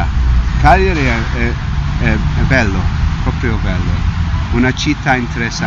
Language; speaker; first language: Italian; non-native, learner; English